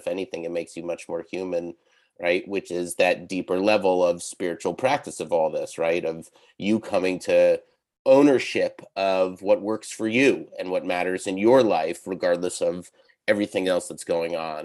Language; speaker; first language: English; native; English